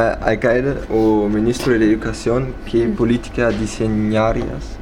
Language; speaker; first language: Spanish; non-native, learner; German